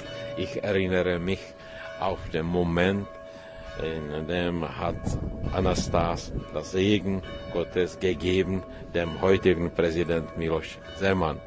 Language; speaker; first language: German; non-native, fluent; Czech